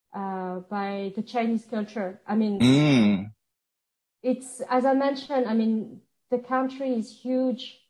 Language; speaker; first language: English; non-native, fluent; French